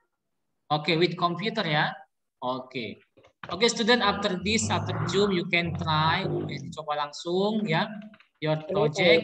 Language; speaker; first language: English; non-native, learner; Indonesian